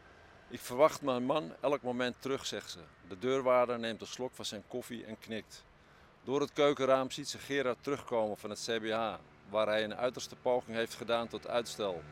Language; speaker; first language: Dutch; native; Dutch